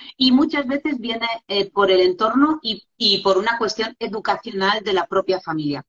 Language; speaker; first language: Spanish; non-native, fluent; Polish